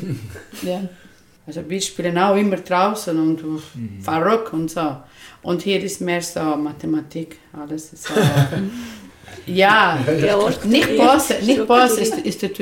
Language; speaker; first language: German; non-native, learner; Spanish